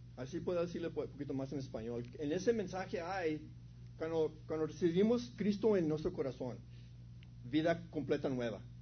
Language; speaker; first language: Spanish; early bilingual, heritage; Spanish